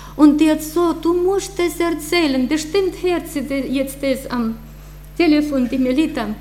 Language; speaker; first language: German; non-native, fluent; Russian